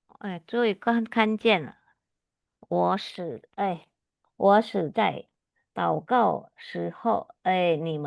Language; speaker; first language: Chinese; non-native, learner; Indonesian